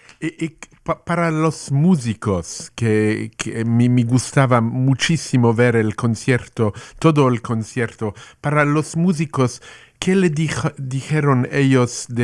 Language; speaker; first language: Spanish; non-native, learner; English